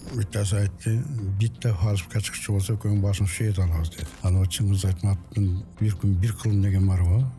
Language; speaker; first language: Kyrgyz; native; Kyrgyz